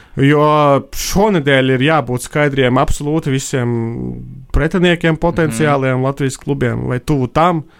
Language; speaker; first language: Latvian; non-native, local second language; Russian